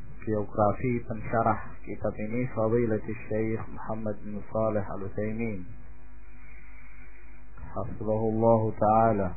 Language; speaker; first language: Arabic; non-native, fluent; Indonesian